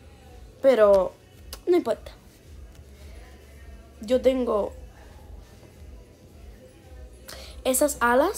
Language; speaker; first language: Spanish; early bilingual, heritage; Spanish